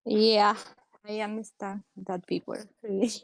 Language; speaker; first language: English; non-native, learner; Spanish